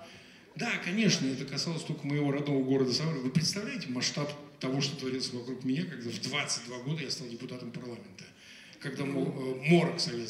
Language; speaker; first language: Russian; native; Russian